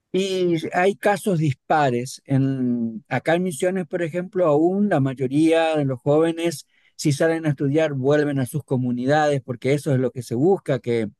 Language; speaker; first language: Spanish; native; Spanish